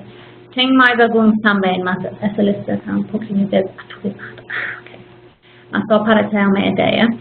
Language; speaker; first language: Portuguese; non-native, fluent; English